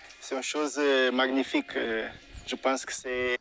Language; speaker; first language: French; non-native, fluent; Portuguese